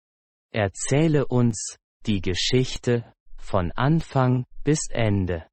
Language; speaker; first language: German; non-native, fluent; Persian